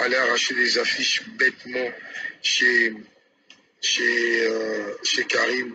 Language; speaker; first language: French; non-native, local second language; Lingala